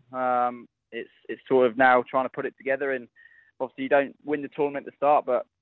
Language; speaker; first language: English; native; English